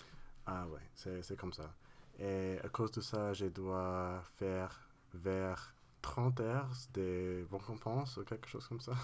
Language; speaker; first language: French; non-native, learner; English